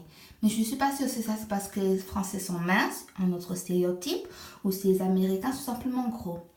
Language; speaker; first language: French; non-native, fluent; English